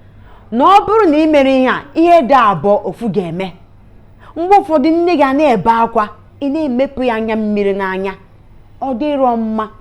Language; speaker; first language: Igbo; native; Igbo